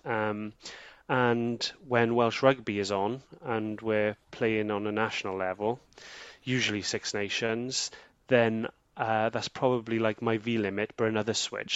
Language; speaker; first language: English; native; English